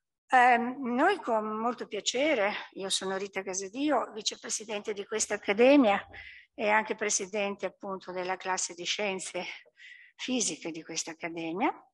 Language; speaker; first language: Italian; native; Italian